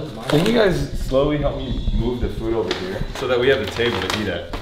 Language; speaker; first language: English; early bilingual, other home language; Chinese